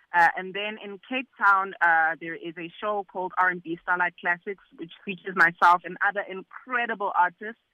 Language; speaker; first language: English; non-native, local second language; Zulu